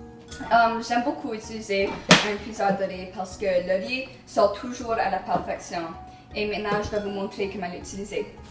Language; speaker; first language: French; non-native, fluent; English